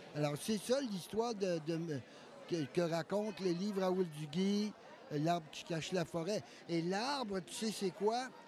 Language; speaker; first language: French; native; French